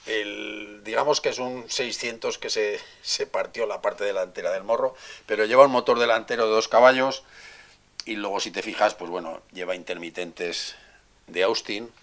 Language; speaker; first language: Spanish; native; Spanish